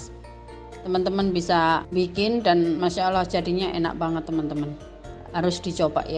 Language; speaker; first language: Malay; non-native, local second language; Javanese